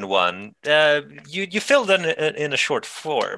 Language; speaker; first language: English; non-native, fluent; Swedish